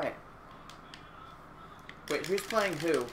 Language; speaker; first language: English; native; English